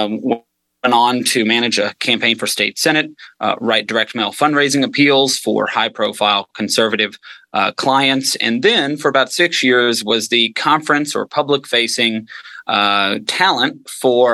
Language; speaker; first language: English; native; English